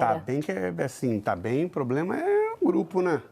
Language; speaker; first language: Portuguese; native; Portuguese